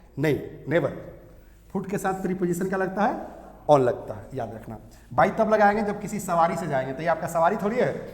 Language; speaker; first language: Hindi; native; Hindi